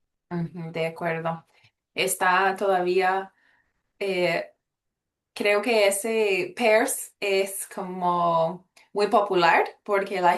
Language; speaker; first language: Spanish; early bilingual, heritage; Spanish